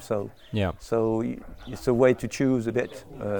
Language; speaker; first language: English; non-native, fluent; French